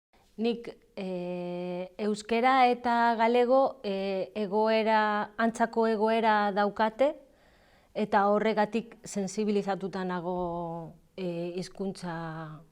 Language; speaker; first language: Basque; non-native, learner; Galician